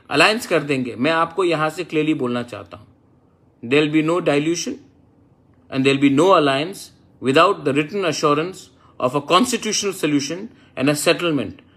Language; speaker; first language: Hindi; non-native, local second language; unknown